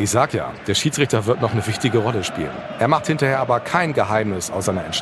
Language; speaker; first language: German; native; German